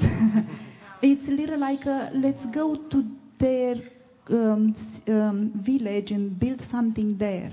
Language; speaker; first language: English; non-native, learner; Romanian